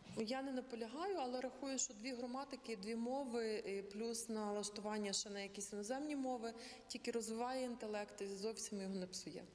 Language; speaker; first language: Ukrainian; non-native, local second language; Russian